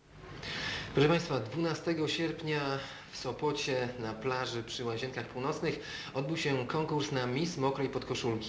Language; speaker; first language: Polish; native; Polish